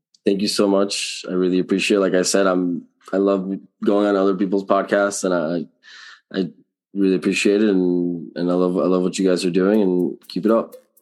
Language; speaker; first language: English; early bilingual, other home language; Spanish